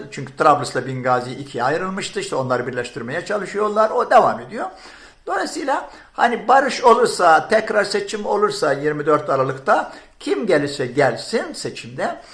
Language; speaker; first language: Turkish; non-native, fluent; Arabic